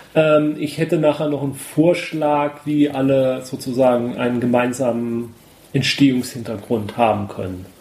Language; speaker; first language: German; native; German